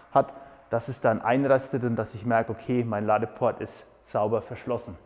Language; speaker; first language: German; native; German